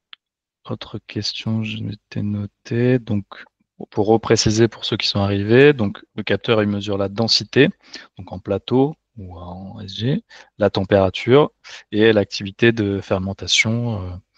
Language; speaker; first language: French; native; French